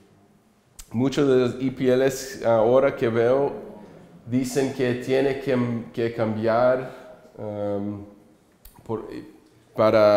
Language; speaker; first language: Spanish; early bilingual, heritage; English